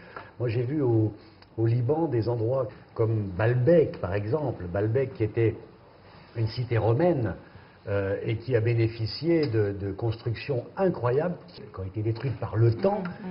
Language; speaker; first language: French; native; French